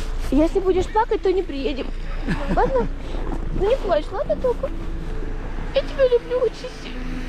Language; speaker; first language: Russian; native; Russian